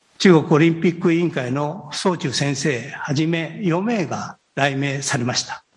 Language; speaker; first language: Japanese; native; Japanese